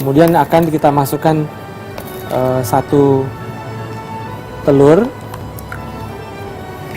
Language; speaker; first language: Indonesian; native; Indonesian